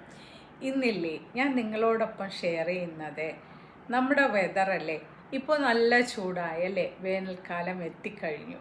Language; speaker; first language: Malayalam; native; Malayalam